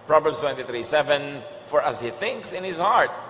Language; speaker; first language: English; non-native, local second language; Filipino